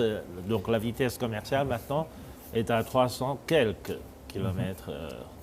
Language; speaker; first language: French; non-native, fluent; Chinese